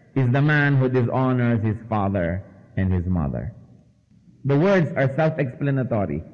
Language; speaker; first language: English; non-native, local second language; Filipino